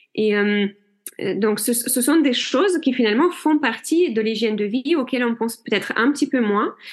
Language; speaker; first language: French; non-native, fluent; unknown